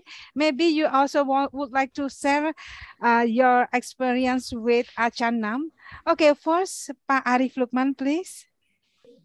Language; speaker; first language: English; non-native, learner; Indonesian